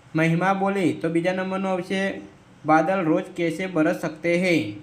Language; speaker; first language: Hindi; non-native, local second language; Gujarati